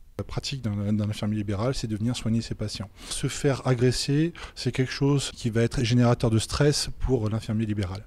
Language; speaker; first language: French; native; French